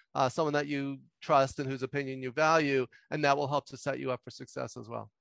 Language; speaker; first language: English; native; English